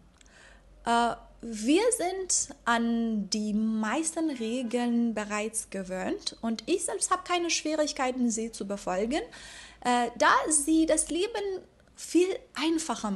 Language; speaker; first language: German; non-native, fluent; Persian